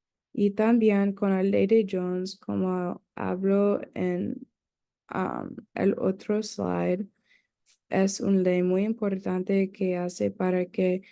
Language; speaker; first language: Spanish; non-native, learner; English